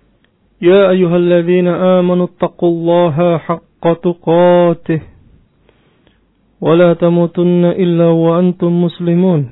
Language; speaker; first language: Arabic; non-native, fluent; Indonesian